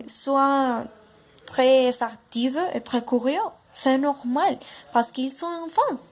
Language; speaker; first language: French; non-native, learner; Spanish